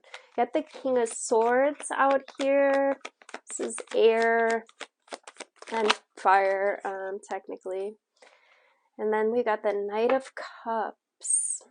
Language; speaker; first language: English; native; English